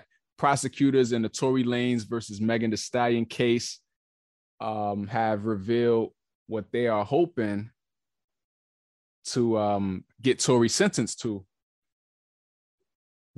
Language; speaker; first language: English; native; English